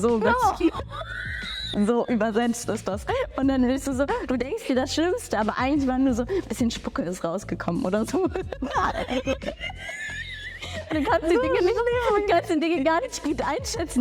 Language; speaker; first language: German; early bilingual, other home language; Bangla